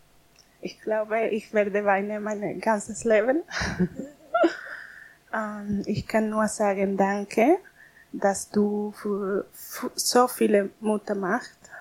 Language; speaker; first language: German; non-native, learner; Spanish